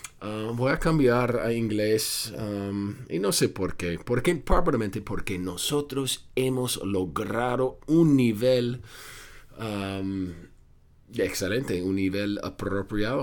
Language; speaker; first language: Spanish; non-native, fluent; English